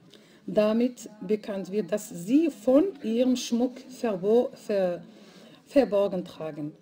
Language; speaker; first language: German; non-native, fluent; Arabic